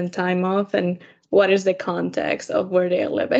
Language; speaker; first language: English; non-native, fluent; Spanish